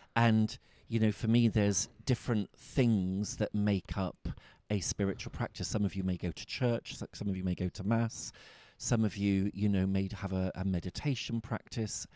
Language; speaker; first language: English; native; English